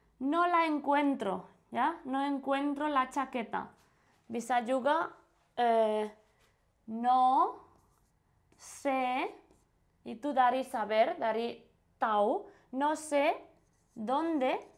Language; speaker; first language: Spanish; non-native, fluent; Indonesian